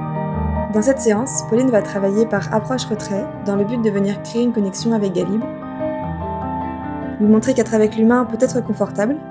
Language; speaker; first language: French; native; French